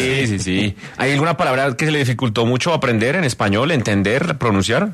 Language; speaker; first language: Spanish; native; Spanish